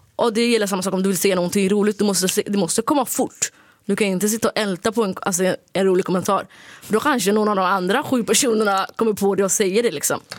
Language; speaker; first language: Swedish; early bilingual, other home language; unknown